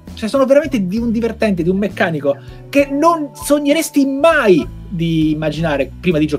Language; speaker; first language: Italian; native; Italian